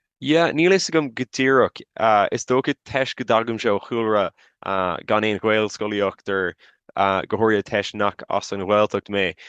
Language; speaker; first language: Irish; non-native, local second language; English